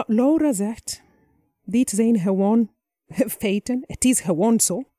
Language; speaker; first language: Dutch; non-native, fluent; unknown